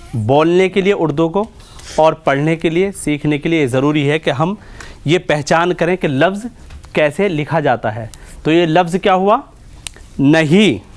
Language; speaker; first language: Urdu; native; Urdu